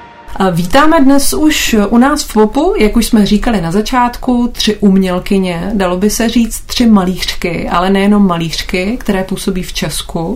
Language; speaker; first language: Czech; native; Czech